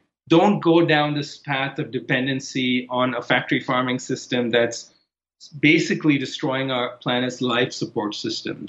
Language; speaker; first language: English; non-native, local second language; Hindi